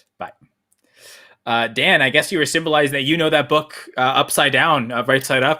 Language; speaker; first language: English; native; English